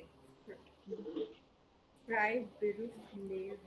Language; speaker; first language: German; non-native, learner; Urdu